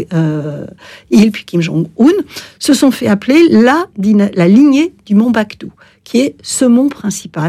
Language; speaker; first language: French; native; French